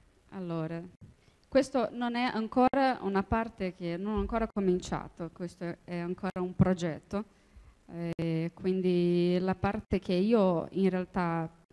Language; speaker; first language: Italian; non-native, fluent; Portuguese